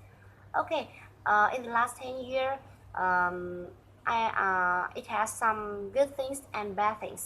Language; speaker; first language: English; non-native, learner; Vietnamese